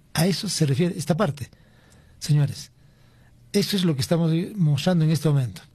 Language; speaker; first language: Spanish; native; Spanish